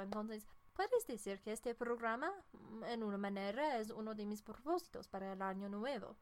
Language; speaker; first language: Spanish; non-native, fluent; English